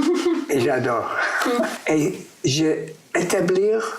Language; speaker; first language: French; non-native, fluent; English